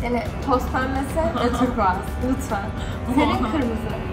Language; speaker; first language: Turkish; early bilingual, heritage; Turkish